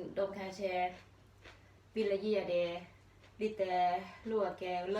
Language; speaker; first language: Swedish; non-native, learner; Thai